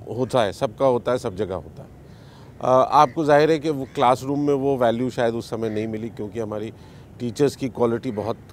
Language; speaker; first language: Hindi; native; Hindi